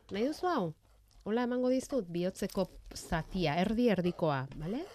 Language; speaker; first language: Basque; native; Basque